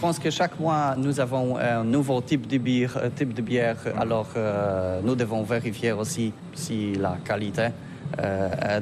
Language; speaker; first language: French; non-native, fluent; Polish